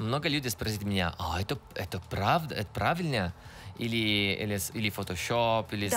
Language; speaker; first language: Russian; non-native, learner; Italian